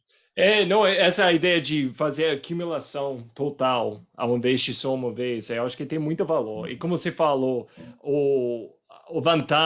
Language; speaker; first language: Portuguese; non-native, fluent; English